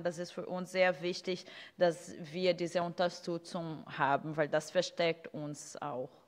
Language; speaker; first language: German; non-native, fluent; Portuguese